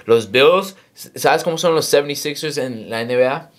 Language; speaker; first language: Spanish; early bilingual, heritage; Spanish